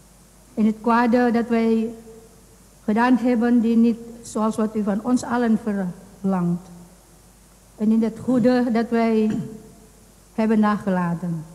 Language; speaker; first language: Dutch; non-native, fluent; Indonesian